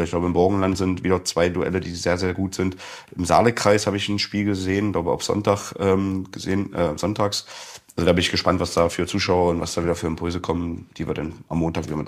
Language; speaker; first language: German; native; German